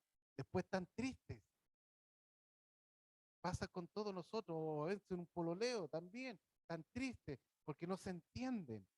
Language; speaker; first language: Spanish; native; Spanish